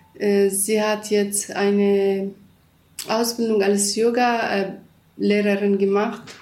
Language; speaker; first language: German; non-native, learner; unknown